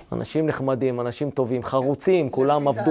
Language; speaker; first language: Hebrew; native; Hebrew